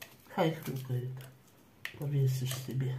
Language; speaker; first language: Russian; native; Russian